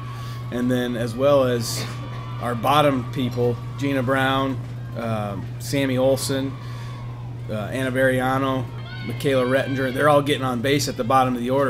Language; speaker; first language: English; native; English